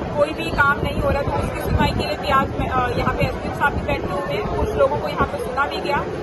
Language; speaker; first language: Hindi; non-native, local second language; Punjabi